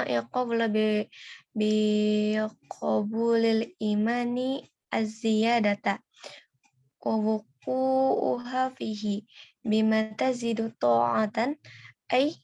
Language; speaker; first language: Arabic; non-native, learner; Indonesian